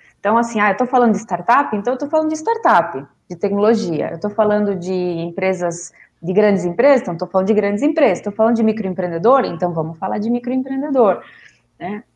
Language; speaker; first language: Portuguese; non-native, fluent; Spanish